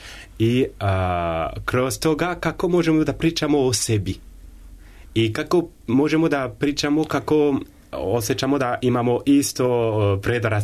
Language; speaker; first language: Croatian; non-native, learner; French